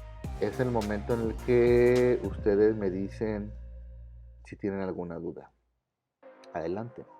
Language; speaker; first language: Spanish; native; Spanish